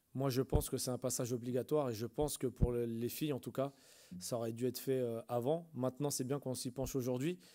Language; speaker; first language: French; native; French